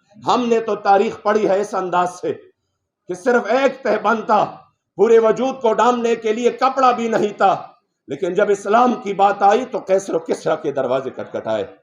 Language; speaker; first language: Urdu; non-native, local second language; Pashto